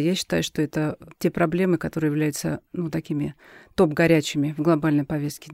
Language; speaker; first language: Russian; native; Russian